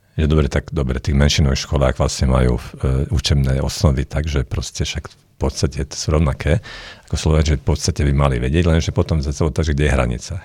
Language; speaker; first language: Slovak; non-native, local second language; Hungarian